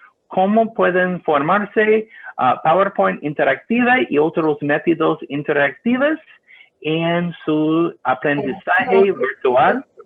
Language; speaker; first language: Spanish; non-native, learner; English